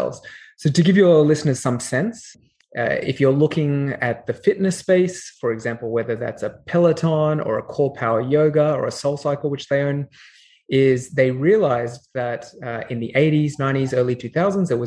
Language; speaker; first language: English; native; English